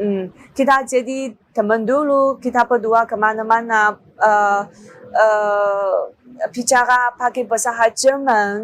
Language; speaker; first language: Indonesian; non-native, learner; Chinese